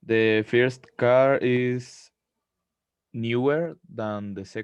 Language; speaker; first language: English; non-native, learner; Spanish